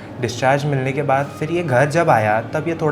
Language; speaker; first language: Hindi; native; Hindi